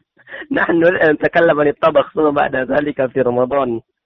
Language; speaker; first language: Arabic; non-native, learner; Indonesian